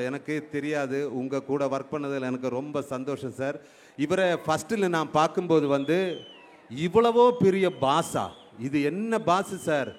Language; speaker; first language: Tamil; non-native, local second language; Malayalam